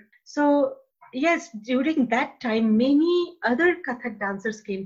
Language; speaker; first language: English; non-native, local second language; Hindi